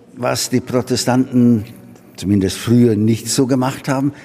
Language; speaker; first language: German; non-native, fluent; English